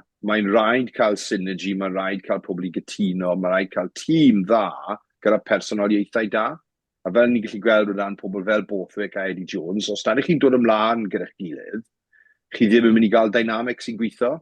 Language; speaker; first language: Welsh; native; Welsh